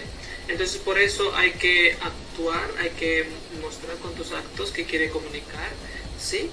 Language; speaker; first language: Spanish; non-native, fluent; Hindi